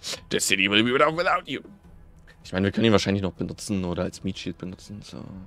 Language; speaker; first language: German; native; German